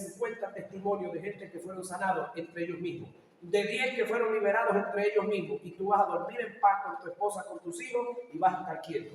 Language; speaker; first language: Spanish; native; Spanish